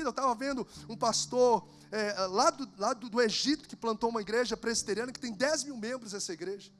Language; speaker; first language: Portuguese; native; Portuguese